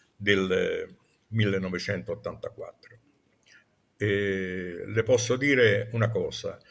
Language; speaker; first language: Italian; native; Italian